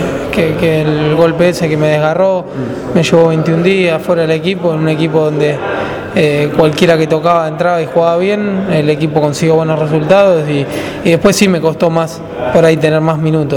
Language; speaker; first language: Spanish; native; Spanish